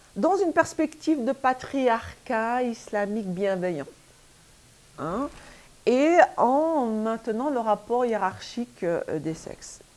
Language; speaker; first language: French; native; French